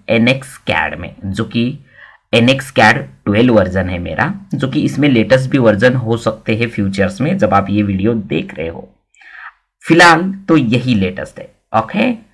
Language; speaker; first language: Hindi; non-native, local second language; Marathi